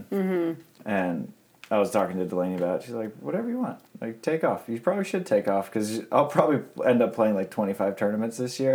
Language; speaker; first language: English; native; English